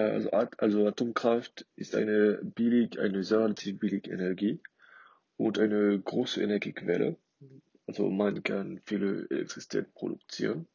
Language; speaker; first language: German; non-native, learner; French